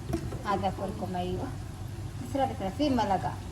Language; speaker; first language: Arabic; non-native, learner; Urdu